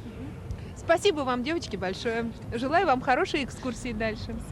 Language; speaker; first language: Russian; native; Russian